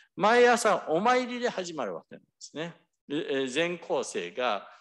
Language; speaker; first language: Japanese; early bilingual, other home language; English